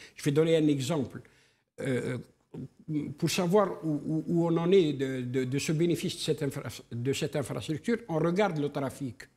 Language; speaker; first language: French; non-native, local second language; Arabic